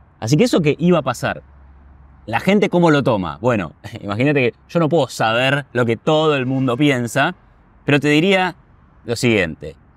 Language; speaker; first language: Spanish; native; Spanish